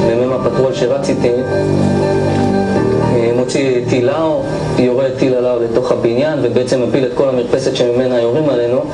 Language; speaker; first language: Hebrew; native; Hebrew